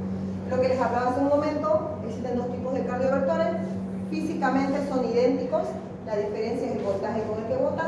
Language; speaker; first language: Spanish; native; Spanish